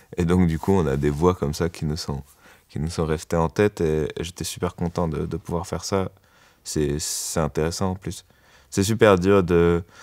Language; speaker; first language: French; native; French